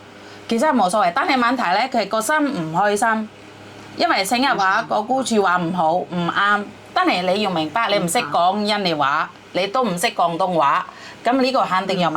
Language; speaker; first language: Cantonese; non-native, fluent; Javanese